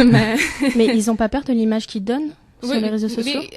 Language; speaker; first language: French; native; French